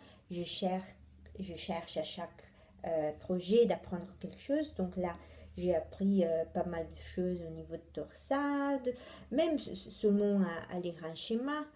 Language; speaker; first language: French; non-native, fluent; Italian